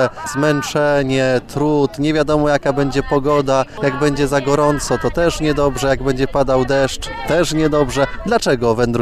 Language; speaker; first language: Polish; native; Polish